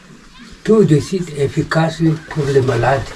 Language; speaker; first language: French; non-native, learner; Malagasy